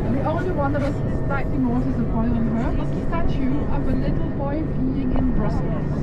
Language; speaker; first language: English; non-native, fluent; Danish